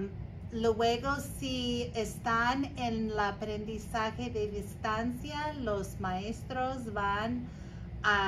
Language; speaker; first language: Spanish; non-native, learner; English